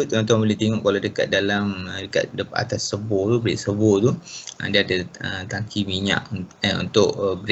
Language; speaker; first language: Malay; native; Malay